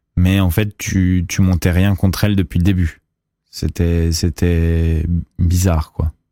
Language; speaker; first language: French; native; French